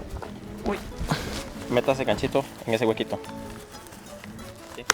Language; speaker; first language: Spanish; native; Spanish